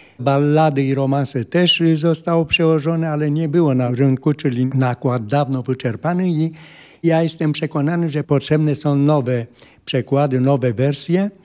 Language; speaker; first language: Polish; non-native, fluent; Romanian